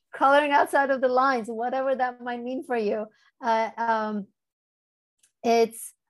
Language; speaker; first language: English; early bilingual, other home language; Turkish